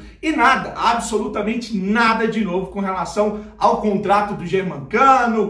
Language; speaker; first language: Portuguese; native; Portuguese